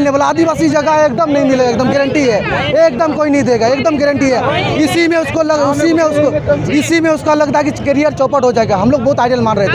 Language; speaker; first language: Hindi; native; Hindi